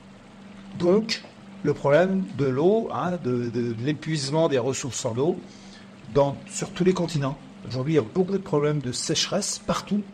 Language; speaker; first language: French; native; French